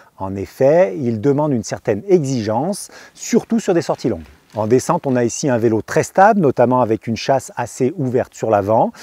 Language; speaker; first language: French; native; French